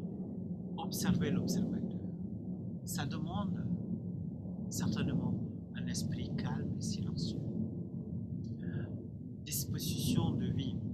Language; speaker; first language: French; non-native, fluent; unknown